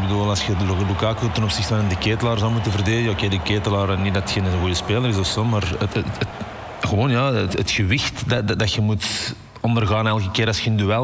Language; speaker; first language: Dutch; native; Dutch